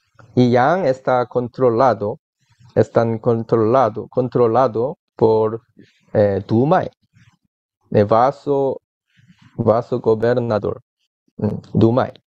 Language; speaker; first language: Spanish; non-native, learner; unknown